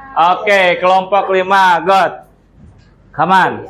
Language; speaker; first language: English; non-native, learner; Indonesian